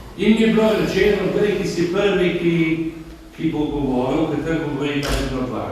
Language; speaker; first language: Slovenian; native; Slovenian